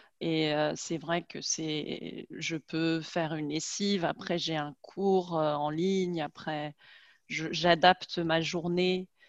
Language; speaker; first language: French; native; French